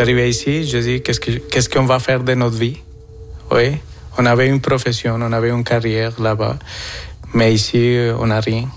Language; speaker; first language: French; non-native, fluent; Spanish